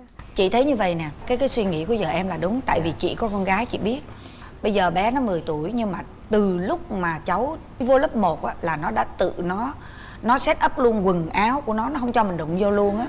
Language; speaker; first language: Vietnamese; native; Vietnamese